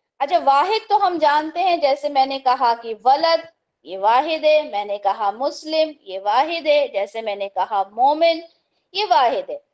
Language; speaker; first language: Urdu; native; Urdu